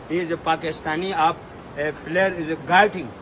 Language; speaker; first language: English; non-native, learner; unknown